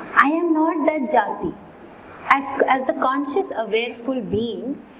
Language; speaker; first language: English; non-native, local second language; Tamil